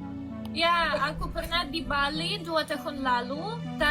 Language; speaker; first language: Indonesian; non-native, learner; Russian